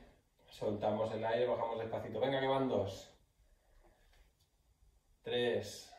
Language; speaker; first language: Spanish; native; Spanish